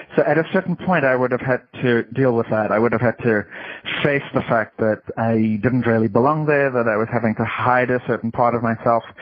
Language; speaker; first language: English; native; English